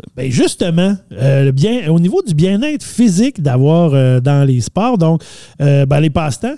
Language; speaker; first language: French; native; French